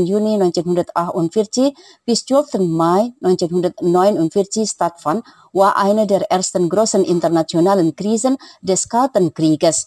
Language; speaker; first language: German; non-native, fluent; Indonesian